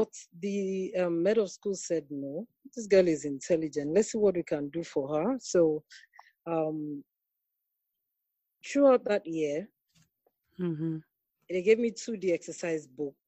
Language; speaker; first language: English; non-native, local second language; Yoruba